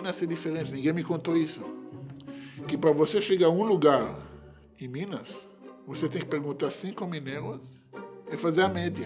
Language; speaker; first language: Portuguese; non-native, fluent; Hebrew